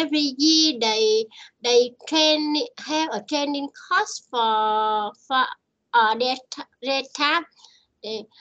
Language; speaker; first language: English; non-native, learner; Vietnamese